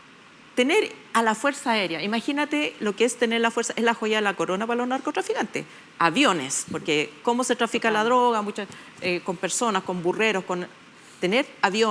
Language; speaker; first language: Spanish; native; Spanish